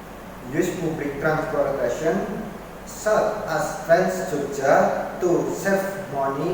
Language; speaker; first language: English; non-native, learner; Indonesian